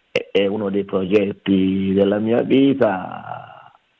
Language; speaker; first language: Italian; non-native, fluent; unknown